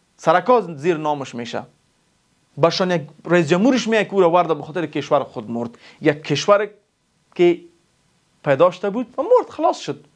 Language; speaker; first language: Persian; non-native, local second language; Pashto